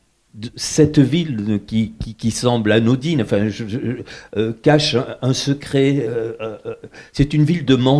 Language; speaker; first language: French; native; French